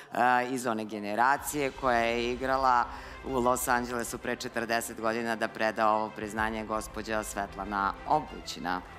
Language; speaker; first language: Serbian; native; Serbian